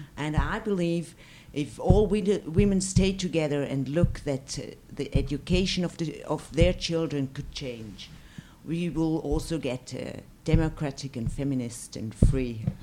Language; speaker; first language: English; non-native, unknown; German